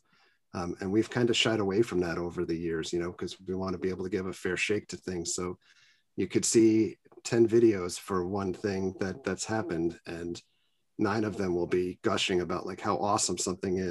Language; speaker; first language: English; native; English